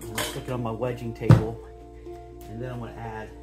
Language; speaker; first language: English; native; English